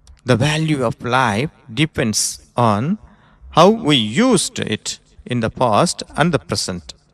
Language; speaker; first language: English; non-native, local second language; Tamil